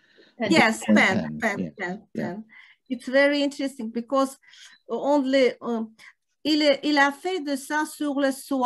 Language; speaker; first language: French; non-native, learner; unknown